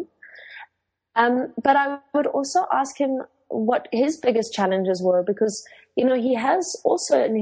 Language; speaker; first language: English; non-native, local second language; Afrikaans